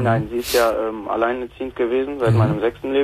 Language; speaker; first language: German; native; German